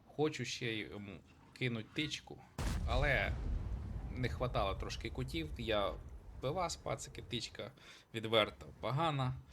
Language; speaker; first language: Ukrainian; non-native, local second language; Russian